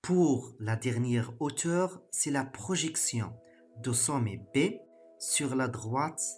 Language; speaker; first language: French; non-native, local second language; Arabic